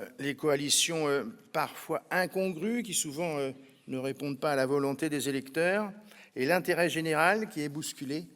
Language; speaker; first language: French; native; French